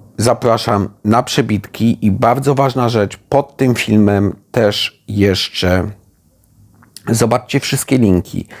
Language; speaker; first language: Polish; native; Polish